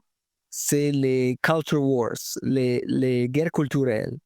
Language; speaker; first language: French; non-native, fluent; Italian